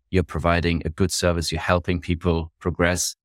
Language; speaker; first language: English; non-native, fluent; German